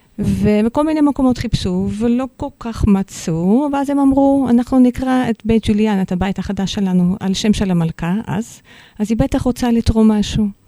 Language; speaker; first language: Hebrew; non-native, fluent; Dutch